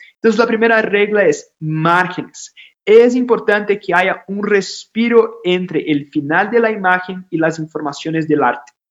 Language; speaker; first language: Spanish; non-native, fluent; Portuguese